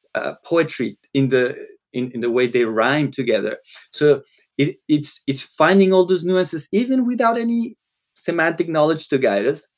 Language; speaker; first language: English; non-native, fluent; Spanish